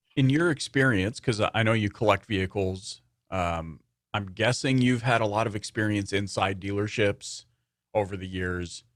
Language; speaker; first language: English; native; English